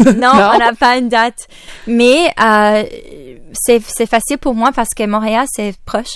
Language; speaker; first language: French; non-native, local second language; English